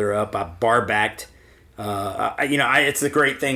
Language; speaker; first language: English; native; English